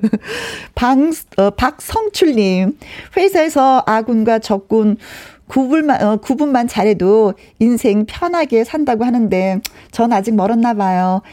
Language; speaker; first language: Korean; native; Korean